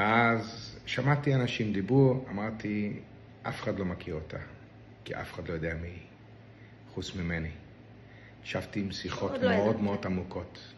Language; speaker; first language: Hebrew; non-native, local second language; Yiddish